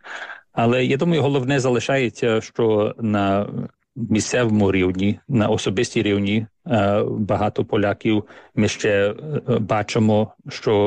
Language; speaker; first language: Ukrainian; early bilingual, heritage; Ukrainian